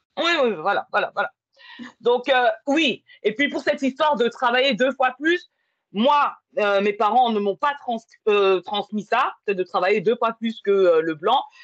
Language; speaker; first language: French; native; French